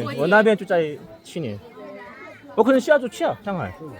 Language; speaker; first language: Chinese; non-native, fluent; Korean